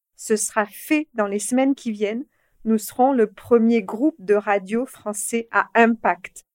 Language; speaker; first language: French; native; French